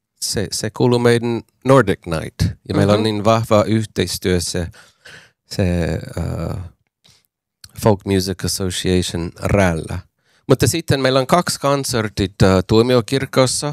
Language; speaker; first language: Finnish; non-native, learner; English